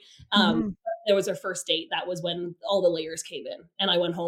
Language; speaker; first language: English; native; English